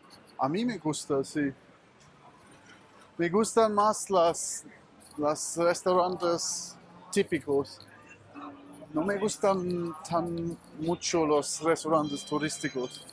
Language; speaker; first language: Spanish; non-native, learner; German